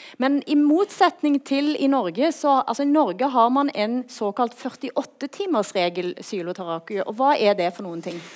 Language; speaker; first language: Norwegian; native; Norwegian